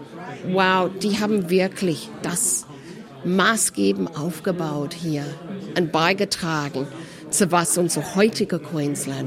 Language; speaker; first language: German; early bilingual, heritage; German